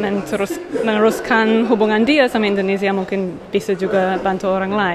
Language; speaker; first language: Indonesian; non-native, fluent; English